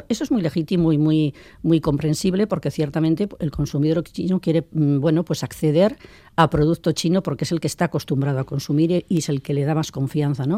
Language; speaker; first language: Spanish; native; Spanish